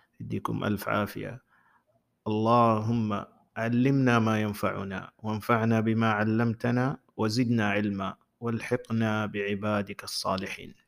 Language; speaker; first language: Arabic; native; Arabic